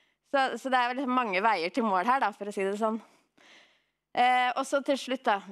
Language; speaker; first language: Norwegian; native; Norwegian